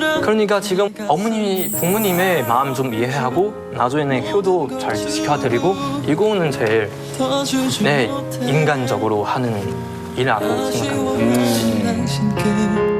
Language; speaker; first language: Korean; non-native, learner; Chinese